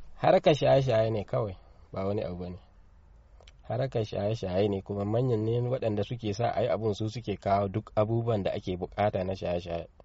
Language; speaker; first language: Hausa; non-native, local second language; Fula